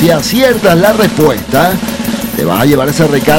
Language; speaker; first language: Spanish; native; Spanish